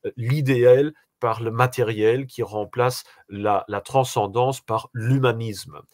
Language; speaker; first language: French; native; French